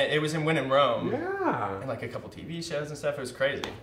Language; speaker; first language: English; native; English